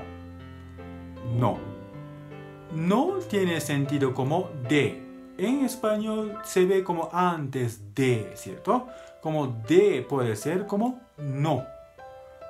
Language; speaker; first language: Spanish; non-native, learner; Japanese